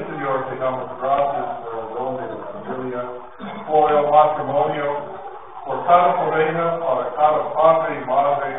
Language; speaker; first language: Spanish; non-native, learner; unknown